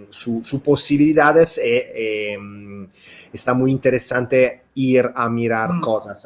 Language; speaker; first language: Spanish; non-native, fluent; Italian